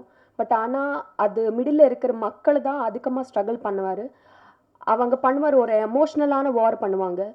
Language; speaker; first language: Tamil; non-native, local second language; Telugu